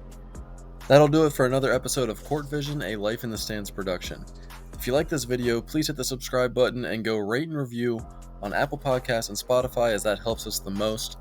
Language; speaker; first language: English; native; English